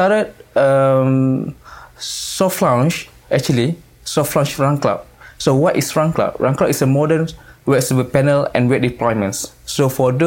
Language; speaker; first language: English; non-native, local second language; Malay